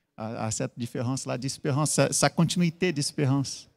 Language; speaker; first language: French; non-native, learner; Portuguese